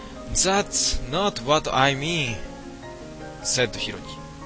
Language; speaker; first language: English; non-native, learner; Japanese